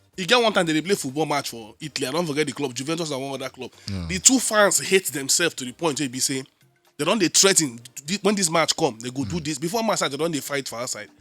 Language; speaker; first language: Nigerian Pidgin; native; Nigerian Pidgin